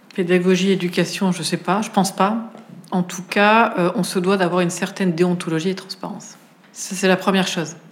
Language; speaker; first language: French; native; French